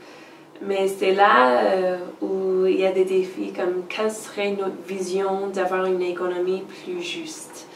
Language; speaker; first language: French; non-native, fluent; English